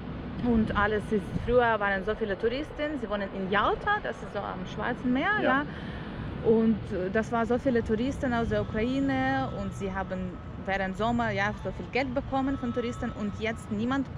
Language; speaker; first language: German; non-native, learner; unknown